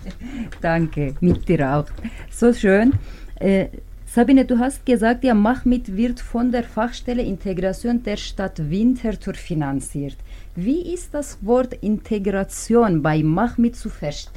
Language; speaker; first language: German; non-native, learner; Turkish